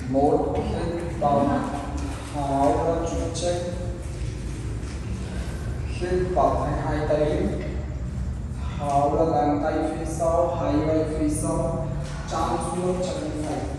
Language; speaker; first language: Vietnamese; non-native, learner; Hindi